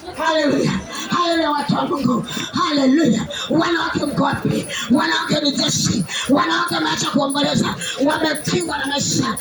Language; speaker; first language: Swahili; native; Swahili